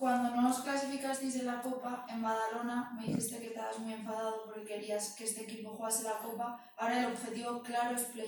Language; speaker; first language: Spanish; native; Spanish